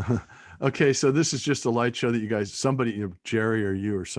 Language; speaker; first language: English; native; English